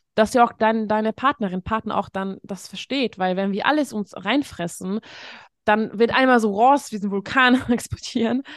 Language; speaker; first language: German; non-native, fluent; Hungarian